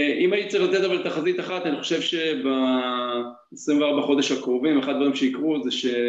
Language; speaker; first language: Hebrew; native; Hebrew